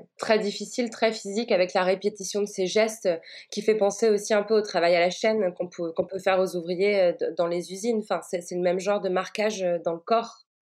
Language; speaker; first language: French; native; French